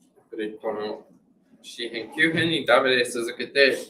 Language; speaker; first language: Japanese; non-native, fluent; English